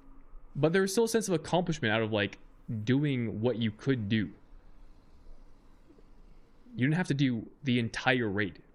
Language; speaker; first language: English; native; English